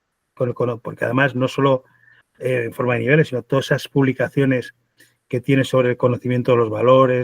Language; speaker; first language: Spanish; native; Spanish